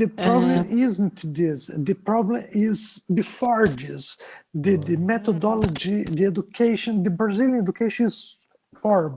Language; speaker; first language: English; non-native, learner; Portuguese